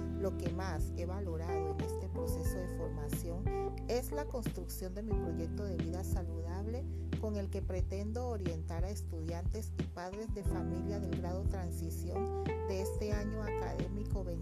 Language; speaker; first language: Spanish; native; Spanish